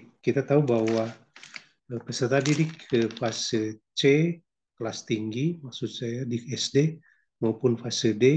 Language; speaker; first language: Indonesian; native; Indonesian